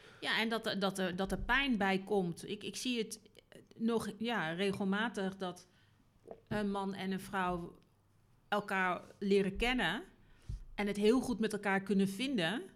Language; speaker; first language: Dutch; native; Dutch